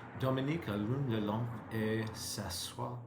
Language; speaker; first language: French; non-native, learner; English